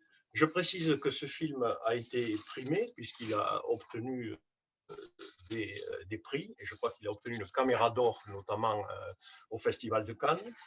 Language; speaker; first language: French; native; French